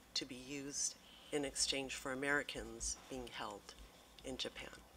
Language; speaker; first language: English; native; English